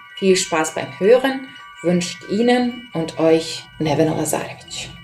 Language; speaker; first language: German; non-native, fluent; Serbian